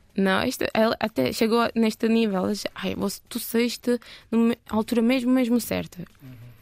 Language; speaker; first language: Portuguese; non-native, learner; Turkish